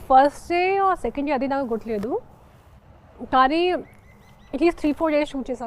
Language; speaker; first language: Telugu; non-native, fluent; Hindi